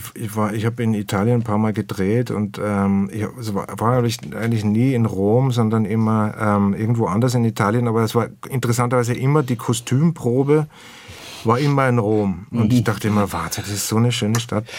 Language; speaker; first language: German; native; German